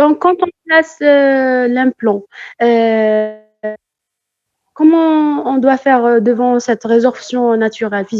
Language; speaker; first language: French; non-native, local second language; Arabic